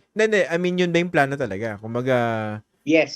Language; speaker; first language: Filipino; native; Filipino